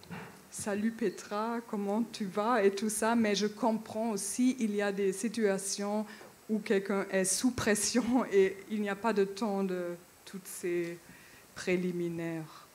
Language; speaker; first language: French; non-native, fluent; German